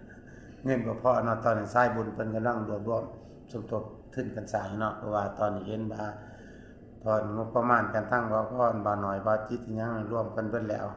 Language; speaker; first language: Thai; non-native, local second language; Northeastern Thai